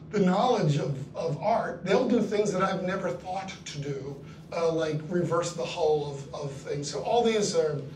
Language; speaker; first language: English; native; English